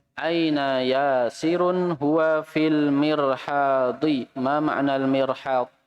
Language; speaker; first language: Arabic; non-native, fluent; Indonesian